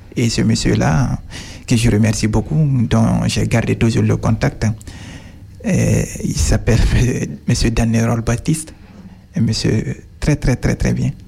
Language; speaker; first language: French; non-native, local second language; Fula